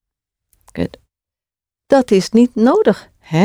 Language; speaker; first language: Dutch; non-native, fluent; English